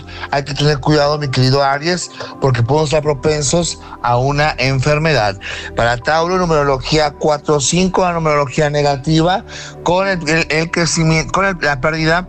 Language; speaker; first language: Spanish; native; Spanish